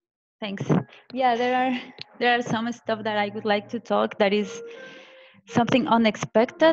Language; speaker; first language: English; non-native, fluent; Spanish